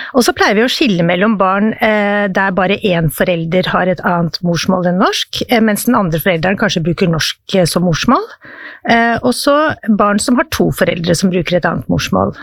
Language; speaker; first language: Norwegian; native; Norwegian